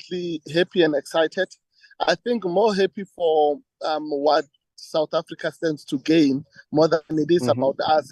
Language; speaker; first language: English; non-native, local second language; Tswana